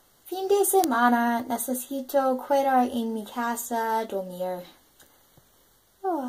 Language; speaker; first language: Spanish; non-native, learner; English